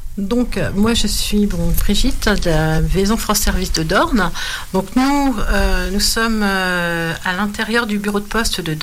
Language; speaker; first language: French; native; French